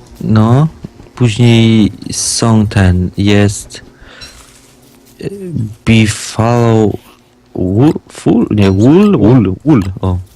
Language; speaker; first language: Polish; native; Polish